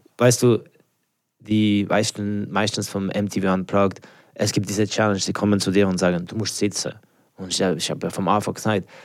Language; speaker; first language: German; non-native, local second language; French